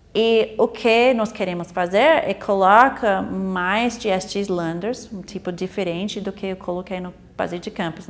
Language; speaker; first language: Portuguese; non-native, fluent; English